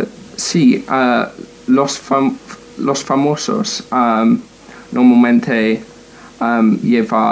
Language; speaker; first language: Spanish; non-native, learner; English